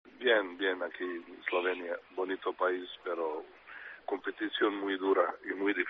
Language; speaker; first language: Spanish; non-native, fluent; Serbian